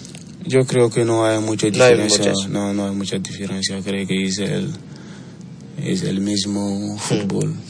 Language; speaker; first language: Spanish; non-native, learner; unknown